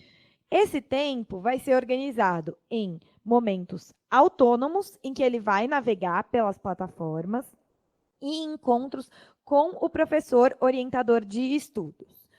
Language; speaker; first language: Portuguese; native; Portuguese